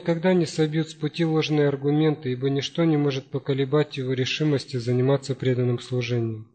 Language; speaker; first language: Russian; native; Russian